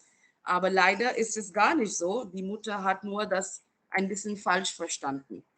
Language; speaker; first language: German; non-native, fluent; Marathi